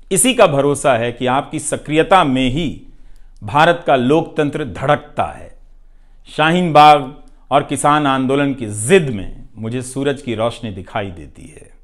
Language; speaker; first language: Hindi; non-native, local second language; Bhojpuri